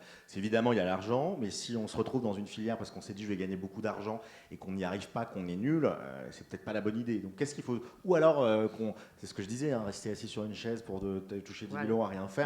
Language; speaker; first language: French; native; French